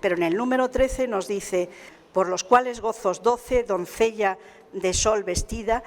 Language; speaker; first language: Spanish; native; Spanish